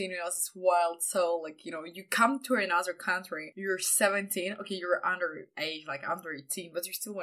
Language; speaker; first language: English; non-native, fluent; Ukrainian